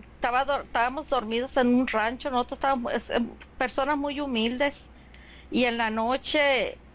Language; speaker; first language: Spanish; native; Spanish